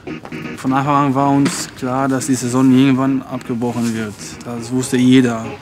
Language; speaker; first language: German; non-native, fluent; Albanian